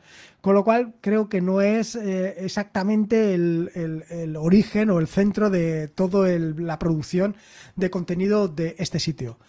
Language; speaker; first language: Spanish; native; Spanish